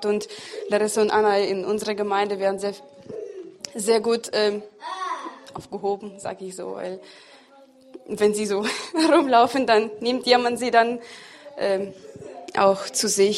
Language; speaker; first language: German; non-native, fluent; Russian